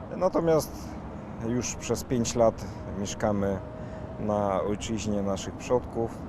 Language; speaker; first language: Polish; early bilingual, heritage; Kazakh